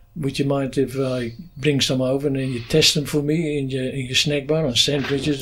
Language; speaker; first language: English; non-native, fluent; Dutch